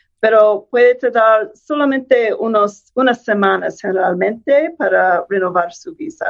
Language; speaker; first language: Spanish; non-native, fluent; English